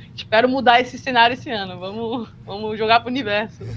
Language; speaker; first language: Portuguese; native; Portuguese